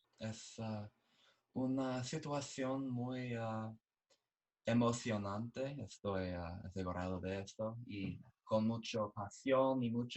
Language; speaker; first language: Spanish; non-native, learner; English